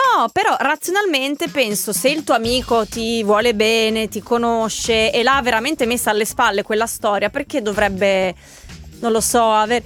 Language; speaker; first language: Italian; native; Italian